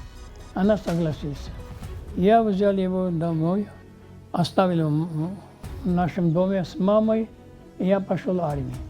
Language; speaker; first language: Russian; non-native, local second language; Armenian